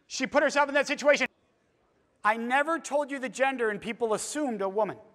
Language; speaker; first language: English; native; English